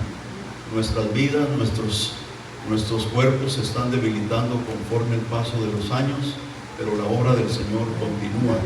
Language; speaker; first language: Spanish; native; Spanish